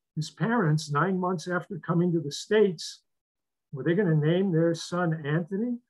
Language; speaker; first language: English; native; English